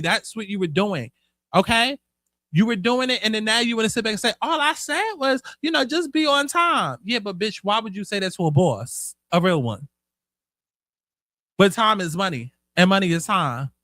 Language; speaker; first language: English; native; English